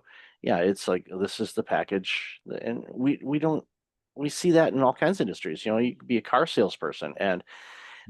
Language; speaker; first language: English; native; English